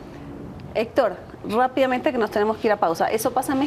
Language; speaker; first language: Spanish; native; Spanish